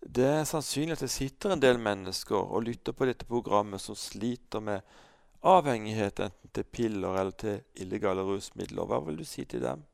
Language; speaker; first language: Norwegian; native; Norwegian